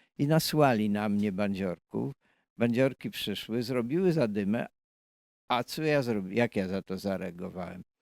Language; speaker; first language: Polish; native; Polish